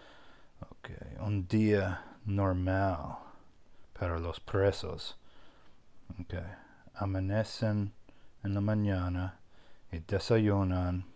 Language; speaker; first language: Spanish; non-native, fluent; English